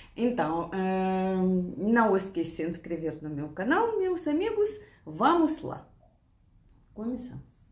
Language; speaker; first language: Portuguese; non-native, learner; Russian